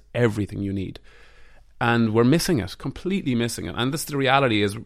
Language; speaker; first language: English; native; English